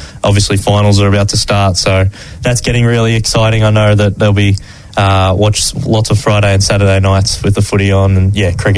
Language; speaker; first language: English; native; English